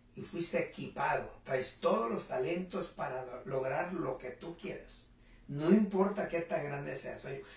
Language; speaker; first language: Spanish; non-native, local second language; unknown